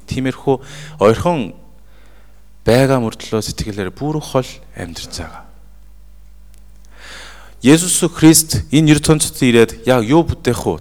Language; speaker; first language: Mongolian; non-native, fluent; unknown